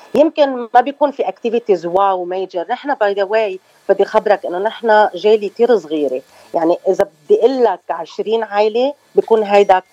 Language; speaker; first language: Arabic; native; Arabic